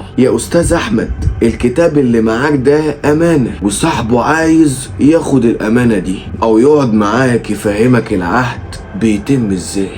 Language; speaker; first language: Arabic; native; Arabic